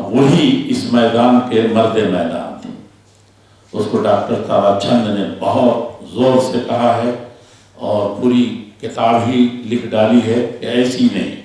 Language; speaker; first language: Urdu; native; Urdu